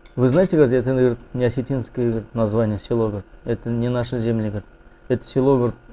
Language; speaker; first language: Russian; non-native, local second language; Kazakh